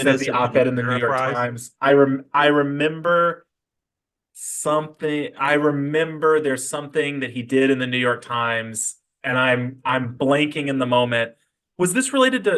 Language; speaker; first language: English; native; English